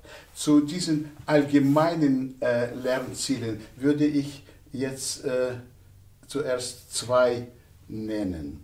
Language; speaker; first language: German; non-native, fluent; Russian